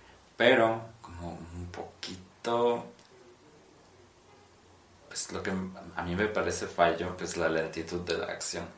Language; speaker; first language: Spanish; non-native, fluent; Polish